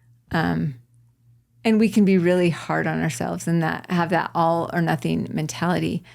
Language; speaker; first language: English; native; English